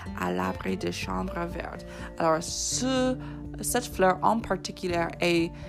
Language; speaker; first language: French; non-native, fluent; English